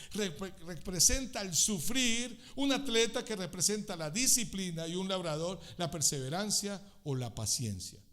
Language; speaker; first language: Spanish; native; Spanish